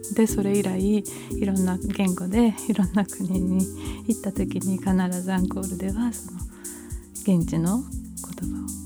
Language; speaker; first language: Japanese; early bilingual, other home language; Portuguese